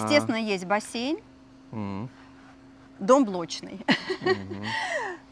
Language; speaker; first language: Russian; native; Russian